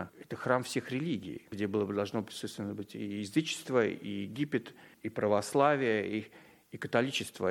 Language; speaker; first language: Russian; native; Russian